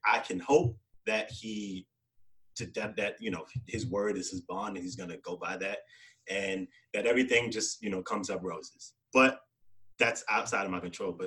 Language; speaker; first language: English; native; English